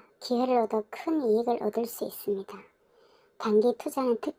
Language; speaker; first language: Korean; native; Korean